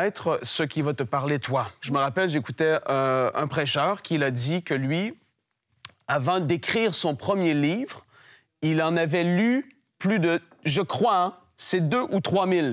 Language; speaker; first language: French; native; French